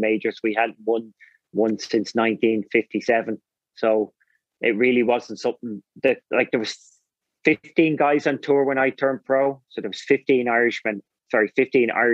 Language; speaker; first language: English; native; English